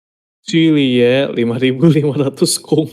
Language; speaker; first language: Chinese; non-native, learner; Indonesian